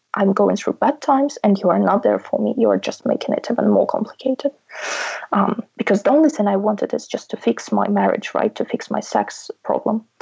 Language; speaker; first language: English; non-native, fluent; Russian